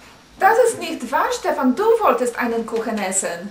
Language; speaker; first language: German; non-native, learner; English